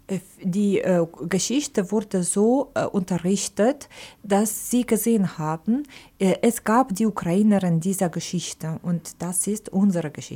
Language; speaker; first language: German; non-native, fluent; Ukrainian